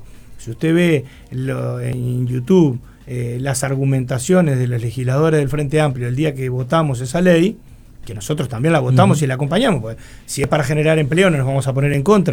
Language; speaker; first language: Spanish; native; Spanish